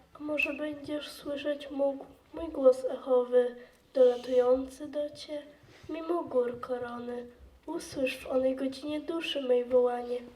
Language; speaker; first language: Polish; native; Polish